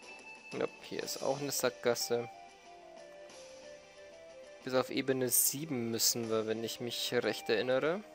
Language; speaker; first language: German; native; German